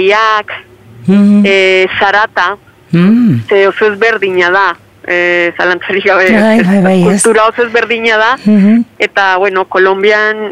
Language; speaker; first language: Basque; non-native, fluent; Spanish